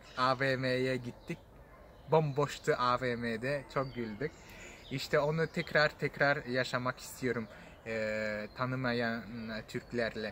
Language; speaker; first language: Turkish; non-native, fluent; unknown